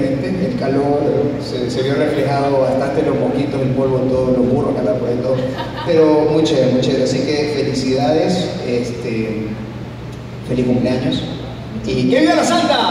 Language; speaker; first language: Spanish; native; Spanish